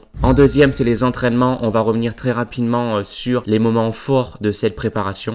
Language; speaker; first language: French; native; French